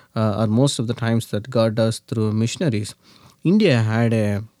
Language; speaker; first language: English; non-native, local second language; Telugu